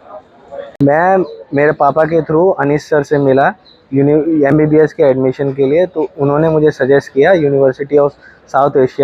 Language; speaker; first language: Hindi; non-native, local second language; Gujarati